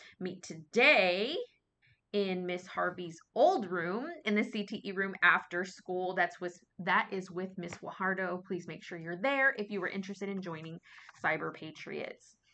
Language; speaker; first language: English; native; English